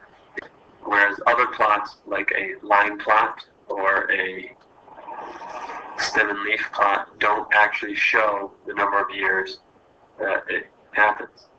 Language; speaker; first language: English; native; English